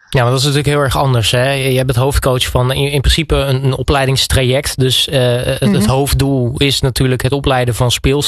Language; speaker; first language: Dutch; native; Dutch